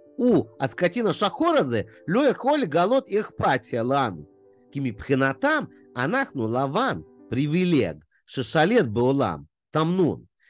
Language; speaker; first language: Hebrew; non-native, fluent; Russian